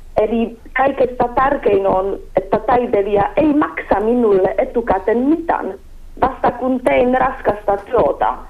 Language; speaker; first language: Finnish; non-native, learner; Polish